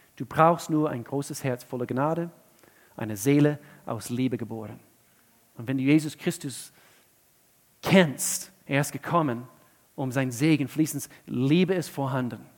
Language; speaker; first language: German; non-native, fluent; English